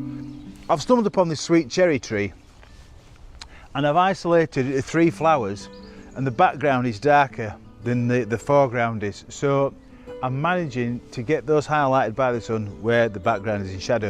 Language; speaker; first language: English; native; English